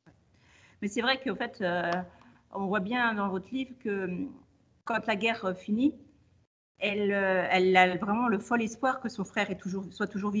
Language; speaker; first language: French; native; French